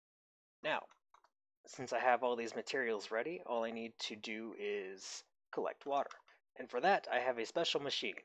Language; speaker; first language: English; native; English